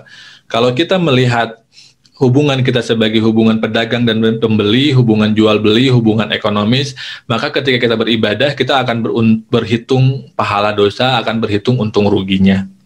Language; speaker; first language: Indonesian; native; Indonesian